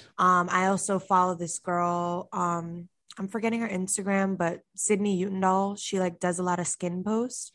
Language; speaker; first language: English; native; English